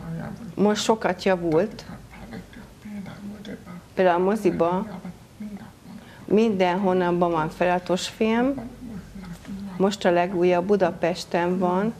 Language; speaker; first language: Hungarian; non-native, local second language; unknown